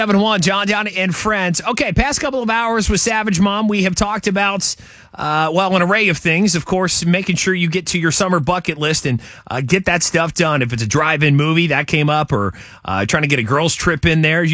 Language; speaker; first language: English; native; English